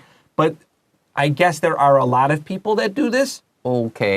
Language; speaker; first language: English; native; English